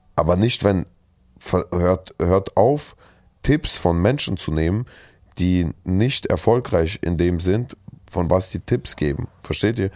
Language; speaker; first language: German; early bilingual, other home language; Russian